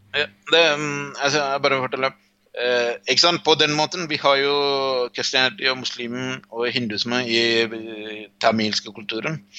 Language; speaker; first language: Norwegian; non-native, fluent; Sinhala